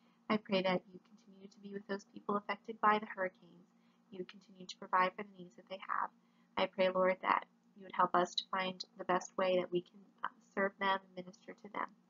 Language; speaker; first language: English; native; English